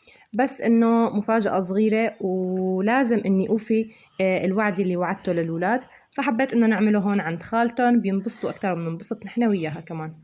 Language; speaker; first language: Arabic; native; Arabic